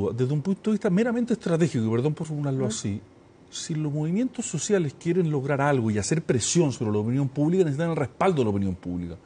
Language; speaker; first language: Spanish; native; Spanish